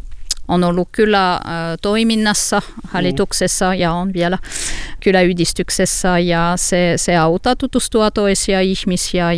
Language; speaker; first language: Finnish; non-native, learner; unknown